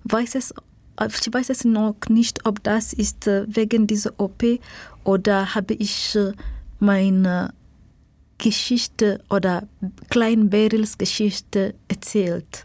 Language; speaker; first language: German; non-native, fluent; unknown